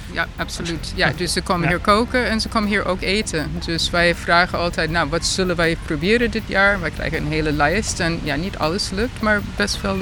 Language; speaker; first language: Dutch; non-native, fluent; English